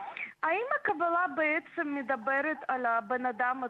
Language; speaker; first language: Hebrew; non-native, fluent; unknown